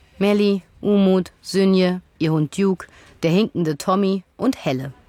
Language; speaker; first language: German; native; German